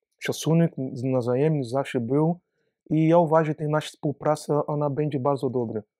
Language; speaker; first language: Polish; non-native, learner; Portuguese